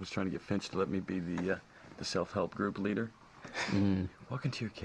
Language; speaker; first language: English; native; English